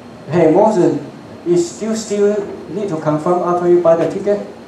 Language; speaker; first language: English; non-native, learner; Cantonese